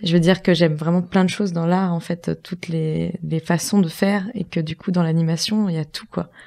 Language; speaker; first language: French; native; French